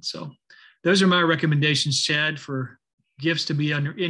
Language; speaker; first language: English; native; English